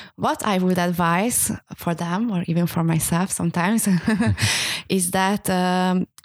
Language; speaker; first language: English; non-native, fluent; Hungarian